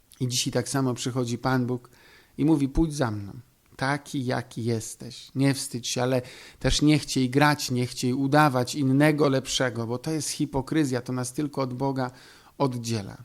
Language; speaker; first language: Polish; native; Polish